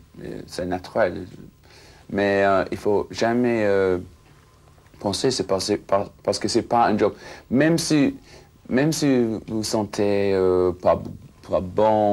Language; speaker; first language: French; non-native, fluent; English